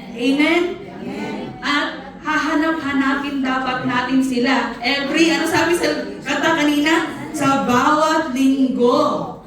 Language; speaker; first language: Filipino; non-native, local second language; Cebuano